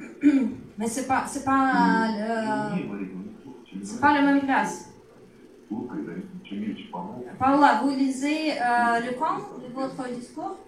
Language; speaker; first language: French; non-native, fluent; Russian